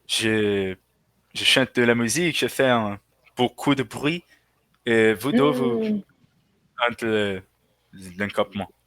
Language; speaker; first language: French; non-native, learner; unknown